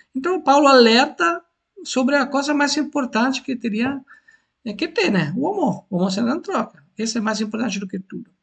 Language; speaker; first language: Portuguese; non-native, fluent; Italian